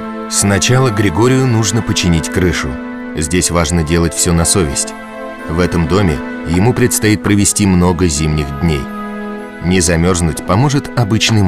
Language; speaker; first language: Russian; native; Russian